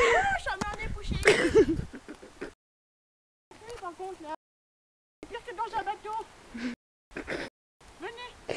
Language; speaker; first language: French; native; French